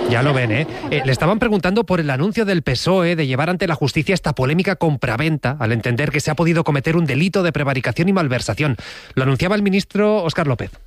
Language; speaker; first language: Spanish; native; Spanish